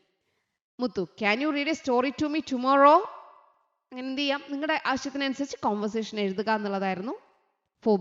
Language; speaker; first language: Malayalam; native; Malayalam